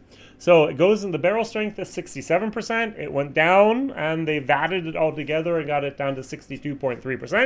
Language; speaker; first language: English; native; English